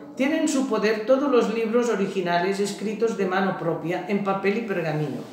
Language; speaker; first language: Spanish; non-native, local second language; Catalan